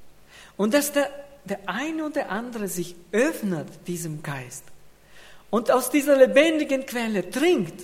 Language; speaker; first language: German; non-native, fluent; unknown